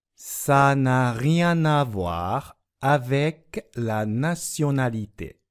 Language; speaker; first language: French; non-native, fluent; Japanese